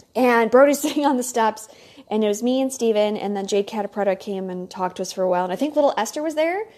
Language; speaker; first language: English; native; English